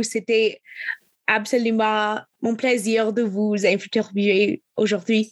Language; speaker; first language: French; non-native, local second language; English